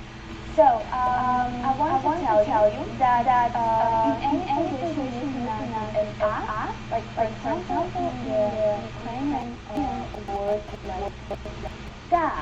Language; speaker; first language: English; non-native, learner; Ukrainian